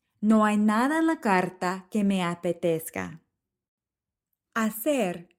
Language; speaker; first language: Spanish; non-native, fluent; English